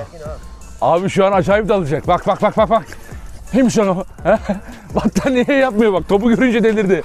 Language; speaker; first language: Turkish; native; Turkish